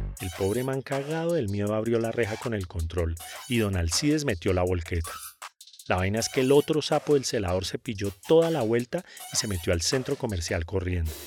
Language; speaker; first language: Spanish; native; Spanish